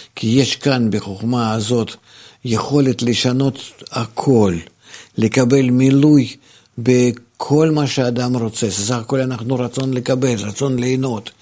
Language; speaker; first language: Hebrew; non-native, fluent; Russian